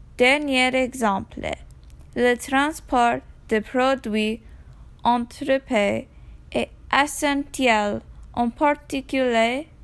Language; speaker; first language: French; non-native, learner; English